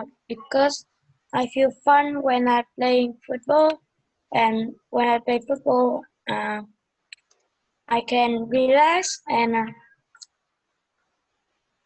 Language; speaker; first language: English; non-native, learner; Vietnamese